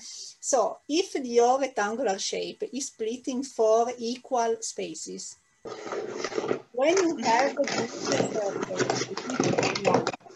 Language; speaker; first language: English; non-native, fluent; Italian